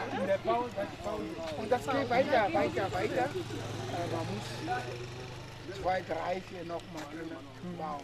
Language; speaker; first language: German; non-native, learner; Ewe